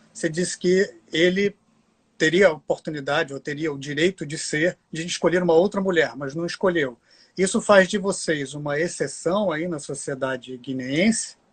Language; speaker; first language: Portuguese; native; Portuguese